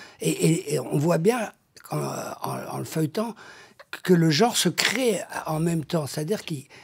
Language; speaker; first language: French; native; French